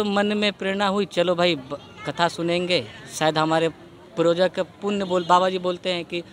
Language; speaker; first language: Hindi; native; Hindi